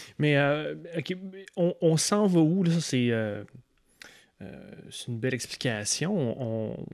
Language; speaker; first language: French; native; French